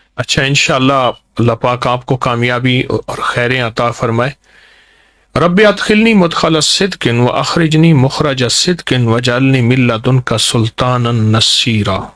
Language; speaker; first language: Urdu; native; Urdu